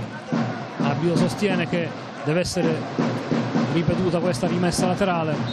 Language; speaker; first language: Italian; native; Italian